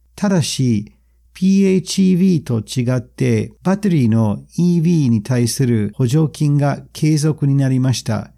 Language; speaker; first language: Japanese; non-native, fluent; English